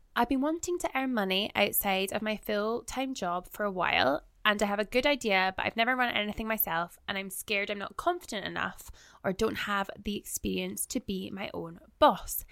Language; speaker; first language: English; native; English